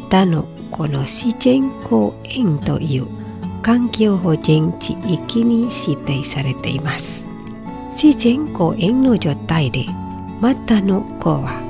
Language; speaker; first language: Japanese; non-native, learner; Indonesian